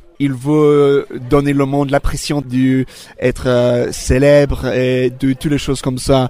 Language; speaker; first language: French; non-native, learner; English